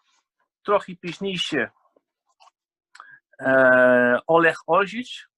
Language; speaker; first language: Ukrainian; non-native, fluent; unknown